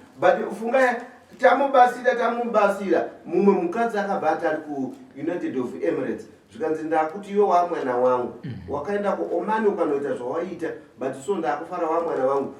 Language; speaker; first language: Shona; non-native, fluent; Nyanja